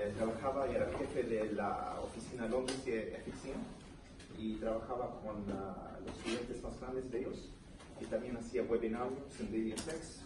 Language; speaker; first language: Spanish; early bilingual, heritage; Spanish